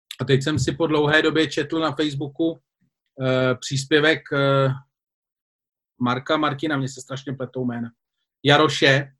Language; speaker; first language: Czech; native; Czech